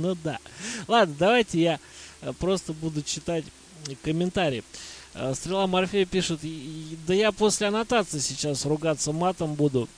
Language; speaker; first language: Russian; native; Russian